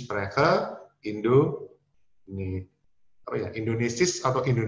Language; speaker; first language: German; non-native, fluent; Indonesian